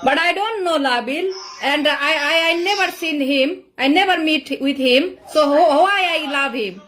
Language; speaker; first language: English; non-native, learner; Bangla